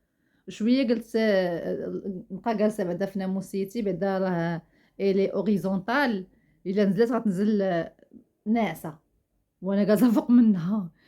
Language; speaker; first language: Arabic; native; Arabic